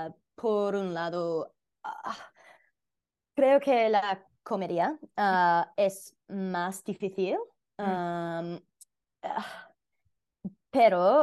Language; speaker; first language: Spanish; non-native, learner; English